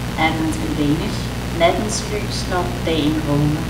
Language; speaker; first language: English; non-native, fluent; Danish